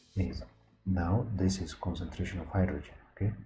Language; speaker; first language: English; non-native, local second language; Amharic